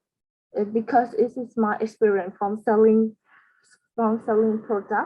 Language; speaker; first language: English; non-native, learner; Vietnamese